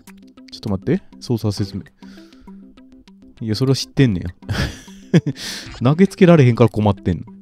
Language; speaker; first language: Japanese; native; Japanese